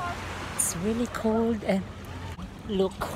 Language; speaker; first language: English; non-native, local second language; Filipino